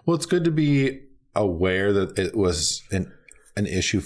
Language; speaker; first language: English; native; English